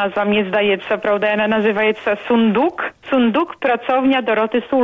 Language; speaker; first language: Polish; non-native, local second language; Belarusian